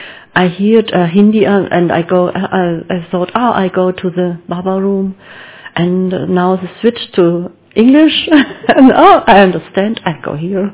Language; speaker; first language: English; non-native, learner; German